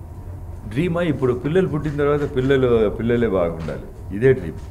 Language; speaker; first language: Telugu; non-native, learner; Tamil